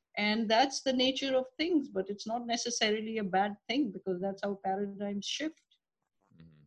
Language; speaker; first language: English; non-native, local second language; Urdu